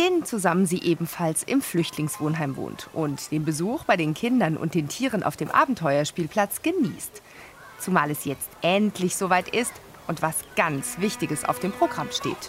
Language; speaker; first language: German; native; German